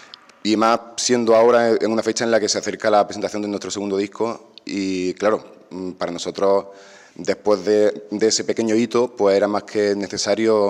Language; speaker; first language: Spanish; native; Spanish